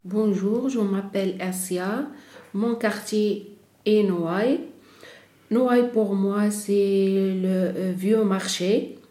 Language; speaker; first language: French; non-native, learner; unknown